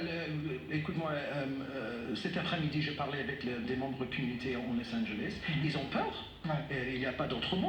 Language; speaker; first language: French; non-native, fluent; English